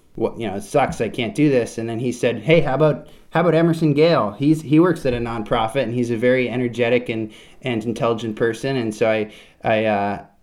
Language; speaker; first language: English; native; English